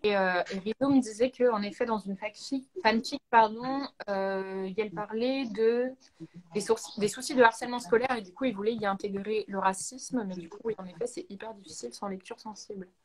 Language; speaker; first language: French; native; French